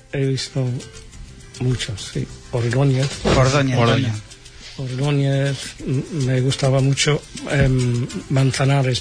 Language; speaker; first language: Spanish; non-native, fluent; English